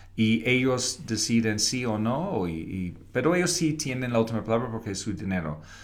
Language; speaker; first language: Spanish; non-native, fluent; English